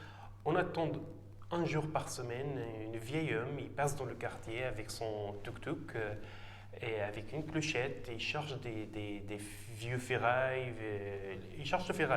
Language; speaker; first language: French; non-native, fluent; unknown